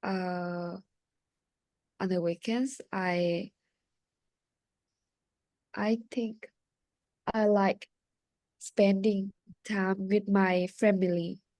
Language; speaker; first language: English; non-native, learner; Vietnamese